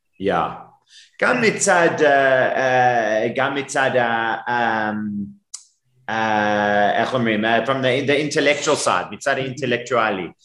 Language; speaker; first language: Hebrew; non-native, fluent; English